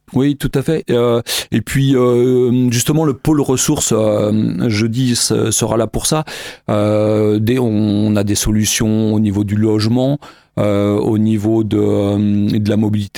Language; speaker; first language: French; native; French